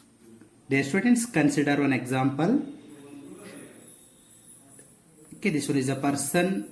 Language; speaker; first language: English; non-native, local second language; Kannada